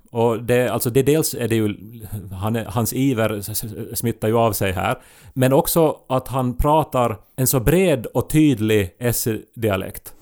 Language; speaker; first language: Swedish; native; Swedish